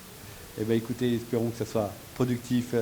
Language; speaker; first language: French; native; French